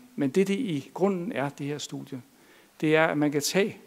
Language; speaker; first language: Danish; native; Danish